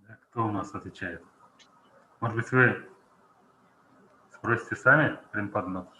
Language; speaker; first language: Russian; native; Russian